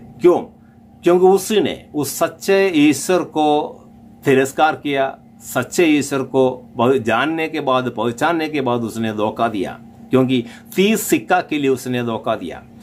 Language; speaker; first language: Hindi; non-native, local second language; Malayalam